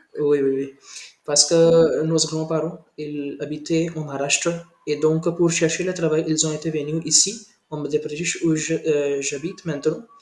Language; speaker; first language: French; non-native, learner; Hindi